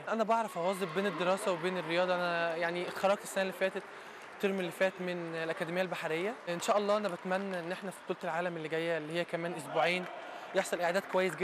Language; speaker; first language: Arabic; native; Arabic